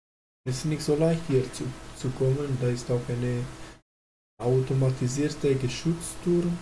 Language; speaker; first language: German; non-native, learner; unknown